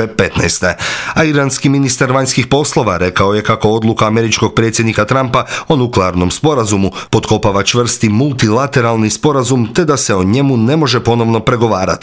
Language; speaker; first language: Croatian; native; Croatian